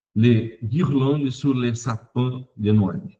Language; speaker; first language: French; non-native, fluent; Portuguese